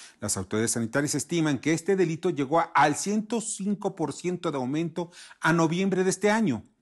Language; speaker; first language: Spanish; native; Spanish